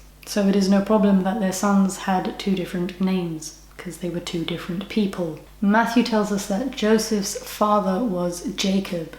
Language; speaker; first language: English; native; English